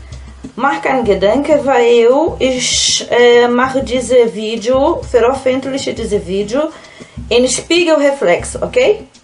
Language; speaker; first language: German; non-native, fluent; Portuguese